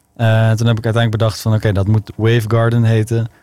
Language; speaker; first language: Dutch; native; Dutch